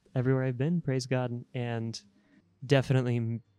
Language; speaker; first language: English; early bilingual, other home language; Bulgarian